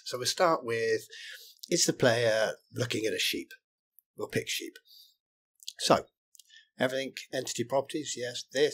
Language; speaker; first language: English; native; English